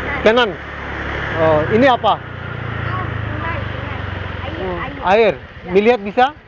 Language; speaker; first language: Indonesian; non-native, learner; Bangla